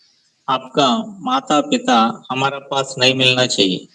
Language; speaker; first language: Hindi; non-native, local second language; Telugu